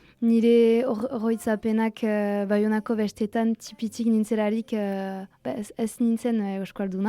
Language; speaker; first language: Basque; non-native, local second language; French